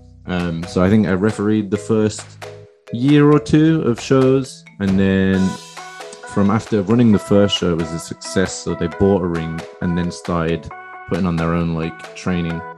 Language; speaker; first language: English; native; English